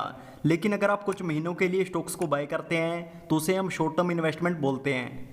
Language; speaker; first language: Hindi; native; Hindi